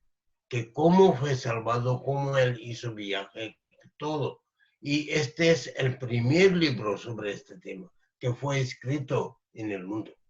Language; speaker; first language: Spanish; non-native, learner; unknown